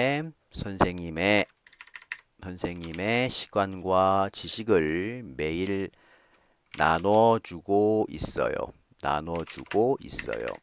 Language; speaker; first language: Korean; native; Korean